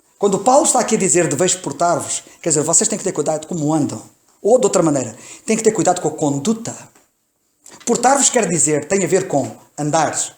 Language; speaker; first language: Portuguese; native; Portuguese